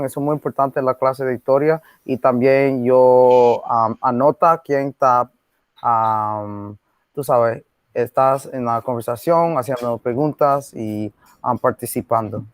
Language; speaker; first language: Spanish; non-native, learner; English